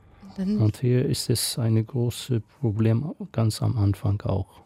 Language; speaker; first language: German; non-native, fluent; Arabic